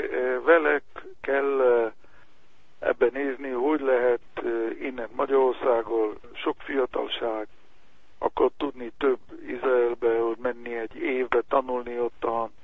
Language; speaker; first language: Hungarian; non-native, learner; Hebrew